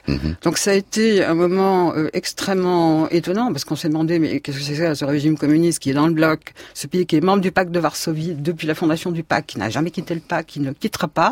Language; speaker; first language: French; native; French